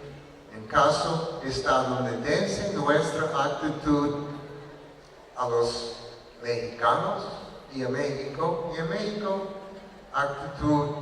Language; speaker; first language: Spanish; non-native, learner; English